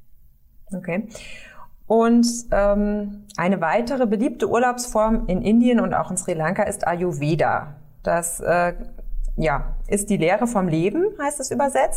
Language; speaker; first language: German; native; German